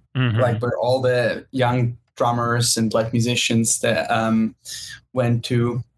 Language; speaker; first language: English; non-native, fluent; German